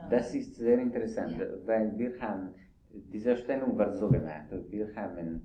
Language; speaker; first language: German; non-native, fluent; Italian